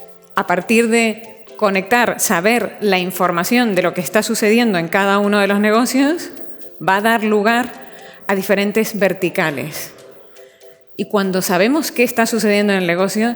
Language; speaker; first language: Spanish; native; Spanish